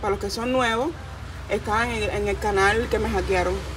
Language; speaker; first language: Spanish; native; Spanish